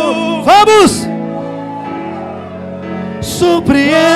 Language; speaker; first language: Portuguese; native; Portuguese